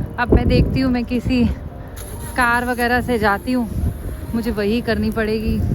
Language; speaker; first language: Hindi; native; Hindi